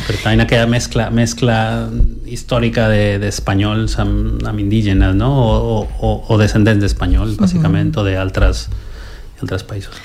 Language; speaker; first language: Catalan; non-native, fluent; Spanish